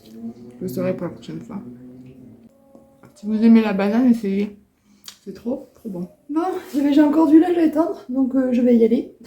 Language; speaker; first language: French; native; French